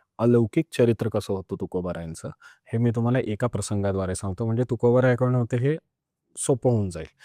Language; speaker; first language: Marathi; non-native, local second language; Punjabi